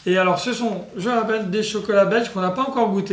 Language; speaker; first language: French; native; French